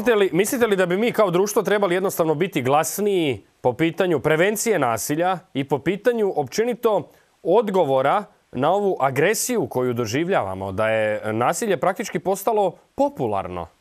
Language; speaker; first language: Serbian; native; Serbian